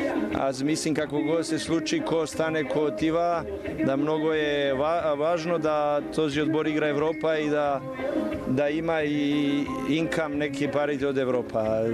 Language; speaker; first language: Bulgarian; non-native, learner; Bosnian